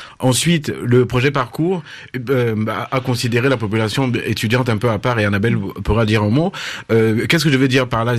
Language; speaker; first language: French; native; French